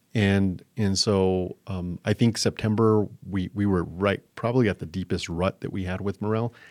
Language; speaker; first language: English; native; English